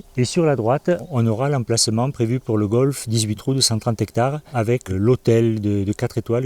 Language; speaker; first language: French; native; French